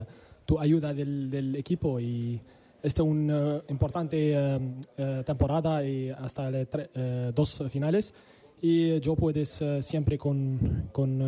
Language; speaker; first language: Spanish; non-native, learner; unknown